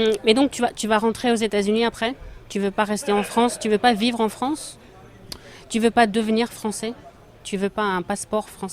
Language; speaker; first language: French; native; French